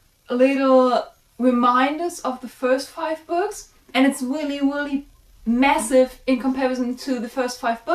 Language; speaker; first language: English; non-native, fluent; German